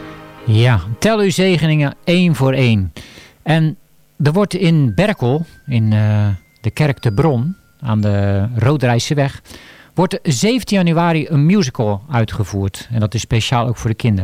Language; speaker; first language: Dutch; native; Dutch